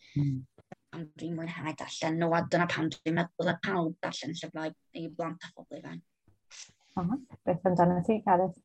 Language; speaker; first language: Welsh; non-native, local second language; English